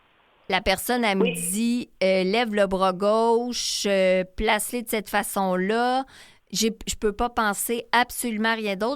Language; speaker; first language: French; native; French